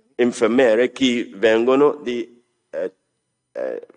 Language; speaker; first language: Italian; non-native, learner; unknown